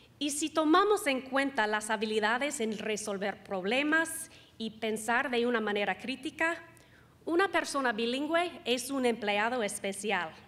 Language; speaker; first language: Spanish; non-native, fluent; English